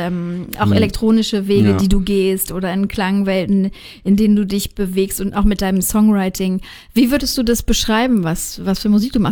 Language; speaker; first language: German; native; German